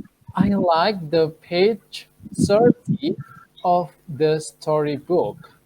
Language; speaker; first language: English; non-native, fluent; Indonesian